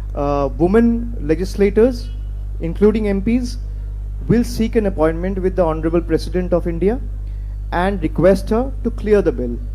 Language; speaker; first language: English; non-native, local second language; Bangla